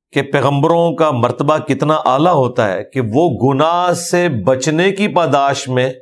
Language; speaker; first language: Urdu; non-native, local second language; Punjabi